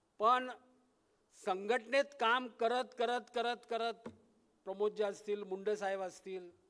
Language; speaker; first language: Marathi; native; Marathi